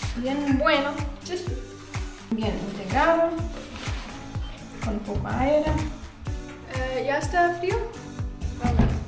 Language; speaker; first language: Spanish; non-native, fluent; German